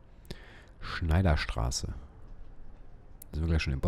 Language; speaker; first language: German; native; German